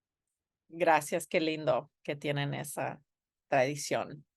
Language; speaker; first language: Spanish; non-native, fluent; English